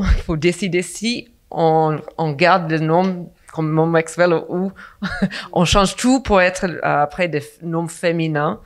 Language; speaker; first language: French; non-native, fluent; English